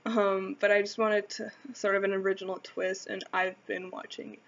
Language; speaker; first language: English; native; English